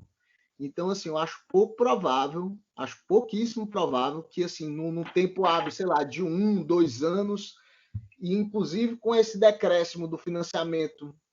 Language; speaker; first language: Portuguese; native; Portuguese